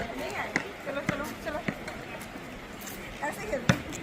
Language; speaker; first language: Hindi; native; Hindi